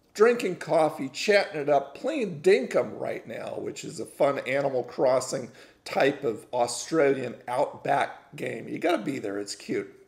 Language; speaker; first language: English; native; English